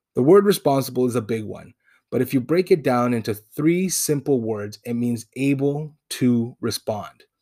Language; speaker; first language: English; non-native, fluent; Spanish